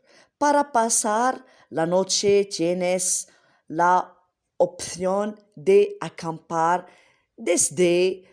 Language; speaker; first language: Spanish; non-native, learner; Arabic